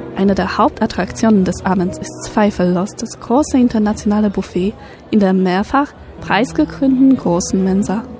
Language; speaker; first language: German; non-native, fluent; Polish